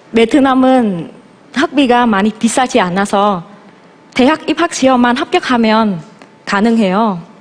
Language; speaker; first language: Korean; non-native, fluent; Vietnamese